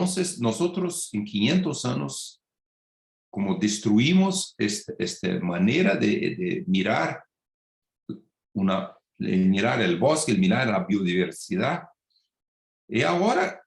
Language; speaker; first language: Spanish; non-native, fluent; Portuguese